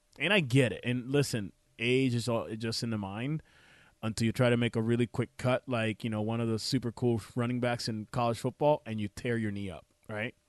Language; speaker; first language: English; non-native, fluent; Spanish